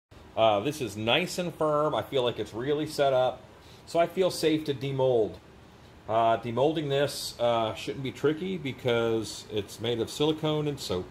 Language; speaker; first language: English; native; English